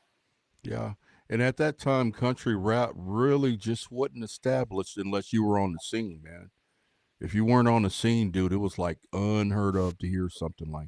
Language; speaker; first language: English; native; English